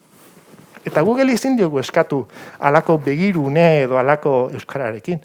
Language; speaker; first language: Basque; native; Basque